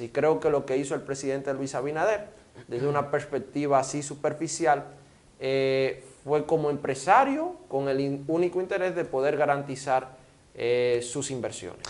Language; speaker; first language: Spanish; native; Spanish